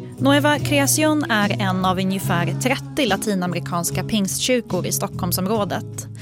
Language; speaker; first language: Swedish; native; Swedish